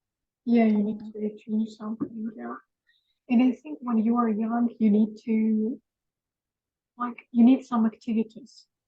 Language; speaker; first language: English; non-native, fluent; Russian